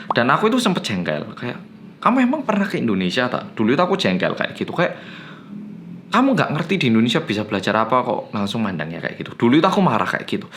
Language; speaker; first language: Indonesian; non-native, fluent; Korean